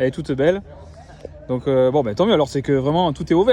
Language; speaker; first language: French; native; French